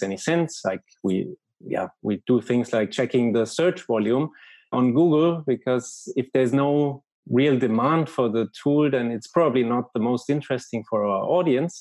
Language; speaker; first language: English; non-native, fluent; German